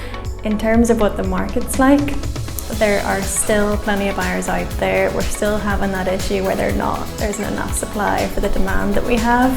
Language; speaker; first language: English; native; English